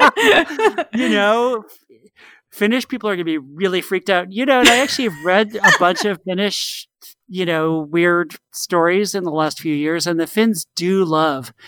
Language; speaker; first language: English; native; English